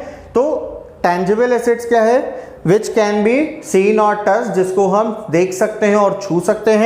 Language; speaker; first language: Hindi; native; Hindi